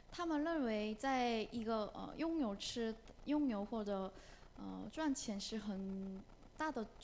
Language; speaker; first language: Chinese; non-native, learner; Korean